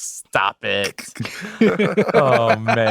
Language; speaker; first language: English; native; English